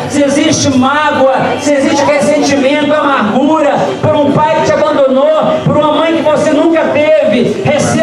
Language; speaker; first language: Portuguese; native; Portuguese